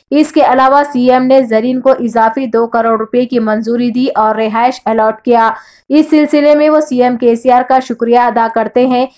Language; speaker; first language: Urdu; native; Urdu